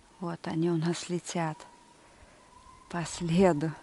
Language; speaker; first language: Russian; native; Russian